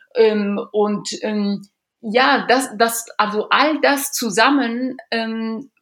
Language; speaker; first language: German; early bilingual, other home language; Persian